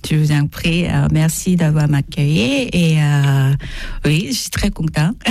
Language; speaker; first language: French; non-native, learner; Korean